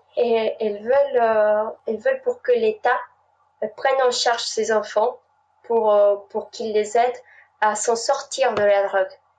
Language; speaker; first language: French; non-native, fluent; Spanish